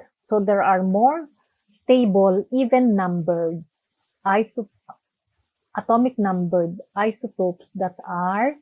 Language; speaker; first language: English; non-native, local second language; Filipino